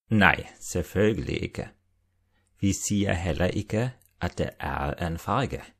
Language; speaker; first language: Norwegian; non-native, fluent; German